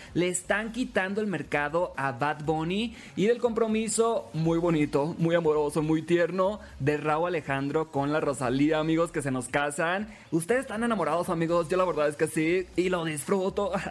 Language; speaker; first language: Spanish; native; Spanish